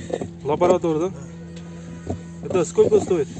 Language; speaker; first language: Russian; non-native, local second language; Kyrgyz